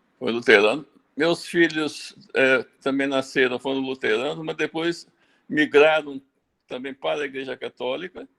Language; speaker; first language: Portuguese; early bilingual, other home language; German